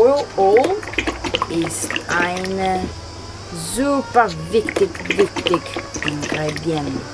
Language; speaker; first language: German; non-native, learner; Italian